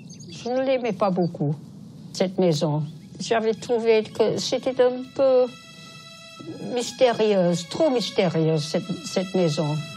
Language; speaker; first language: French; non-native, fluent; English